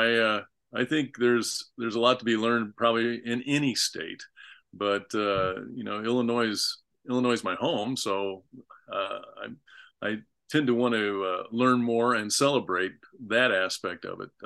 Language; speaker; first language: English; native; English